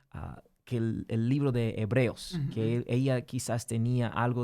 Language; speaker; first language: Spanish; early bilingual, heritage; English